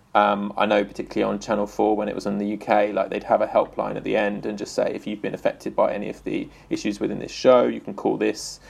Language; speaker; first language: English; native; English